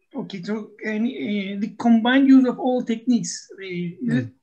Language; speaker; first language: English; non-native, fluent; Turkish